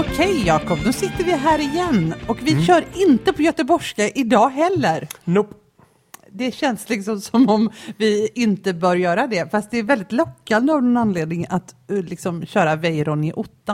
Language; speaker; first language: Swedish; native; Swedish